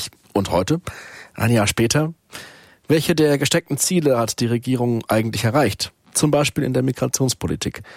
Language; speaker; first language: German; native; German